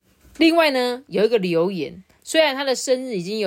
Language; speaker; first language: Chinese; native; Chinese